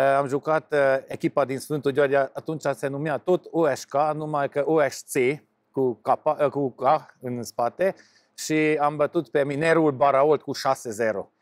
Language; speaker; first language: Romanian; non-native, local second language; Hungarian